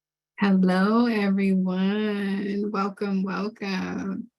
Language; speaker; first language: English; native; English